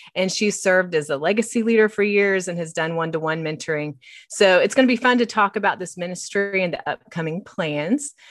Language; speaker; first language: English; native; English